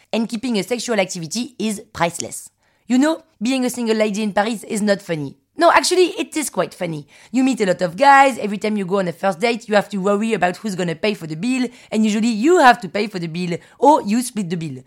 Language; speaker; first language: English; early bilingual, other home language; French